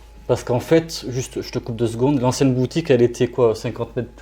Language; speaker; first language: French; native; French